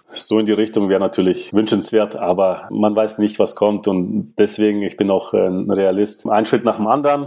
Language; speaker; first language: German; early bilingual, other home language; Russian